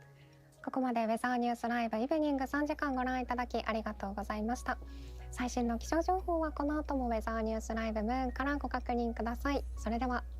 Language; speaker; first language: Japanese; native; Japanese